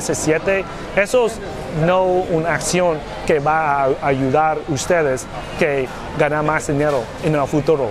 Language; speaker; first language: Spanish; non-native, learner; English